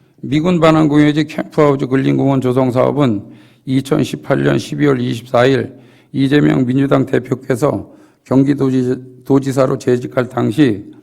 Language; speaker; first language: Korean; native; Korean